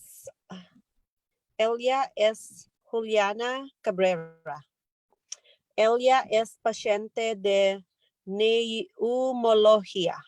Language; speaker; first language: Spanish; non-native, learner; English